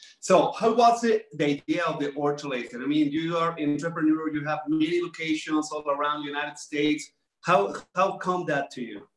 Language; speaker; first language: English; non-native, fluent; Spanish